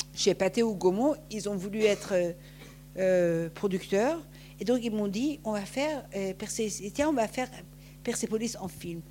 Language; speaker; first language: French; non-native, fluent; Persian